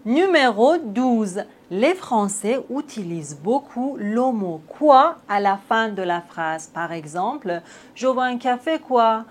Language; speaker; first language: French; native; French